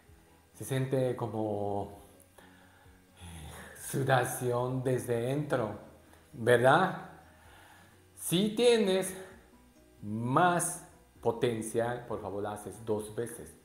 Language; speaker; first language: Spanish; non-native, learner; Japanese